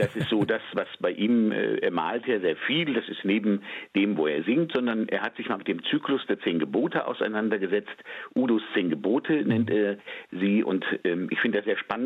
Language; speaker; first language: German; native; German